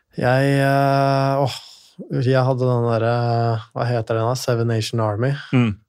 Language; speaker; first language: Norwegian; native; Norwegian